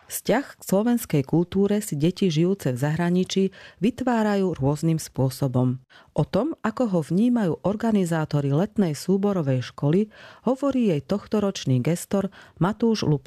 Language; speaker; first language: Slovak; native; Slovak